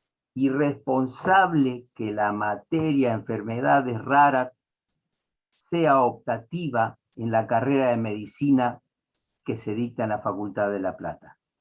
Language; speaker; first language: Spanish; native; Spanish